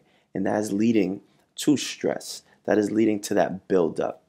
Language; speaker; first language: English; native; English